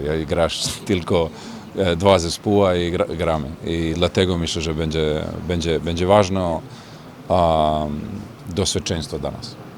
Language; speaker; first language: Polish; non-native, learner; Serbian